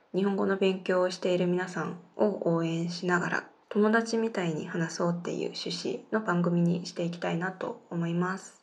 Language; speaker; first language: Japanese; non-native, fluent; Korean